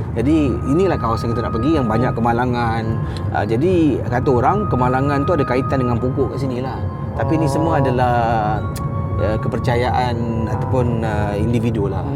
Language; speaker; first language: Malay; native; Malay